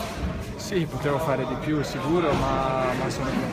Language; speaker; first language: Italian; non-native, fluent; Bosnian